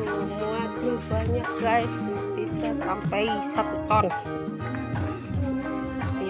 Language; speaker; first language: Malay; non-native, local second language; Sundanese